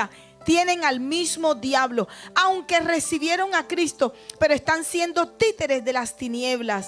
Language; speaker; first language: Spanish; native; Spanish